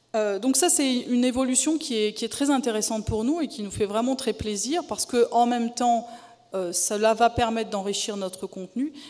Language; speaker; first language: French; native; French